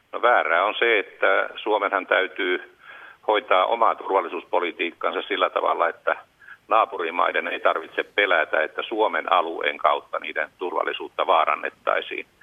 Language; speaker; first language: Finnish; native; Finnish